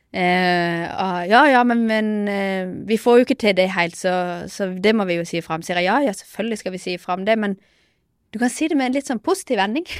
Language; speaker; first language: Norwegian; native; Norwegian